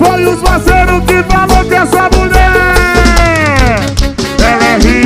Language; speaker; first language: Portuguese; native; Portuguese